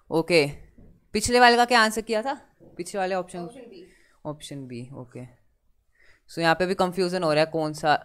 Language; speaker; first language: Hindi; native; Hindi